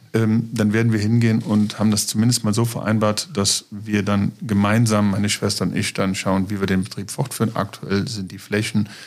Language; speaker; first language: German; native; German